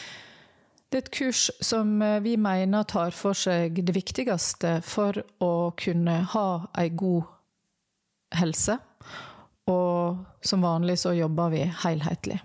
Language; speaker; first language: Norwegian; native; Norwegian